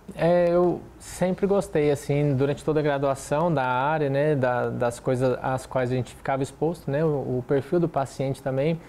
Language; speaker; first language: Portuguese; native; Portuguese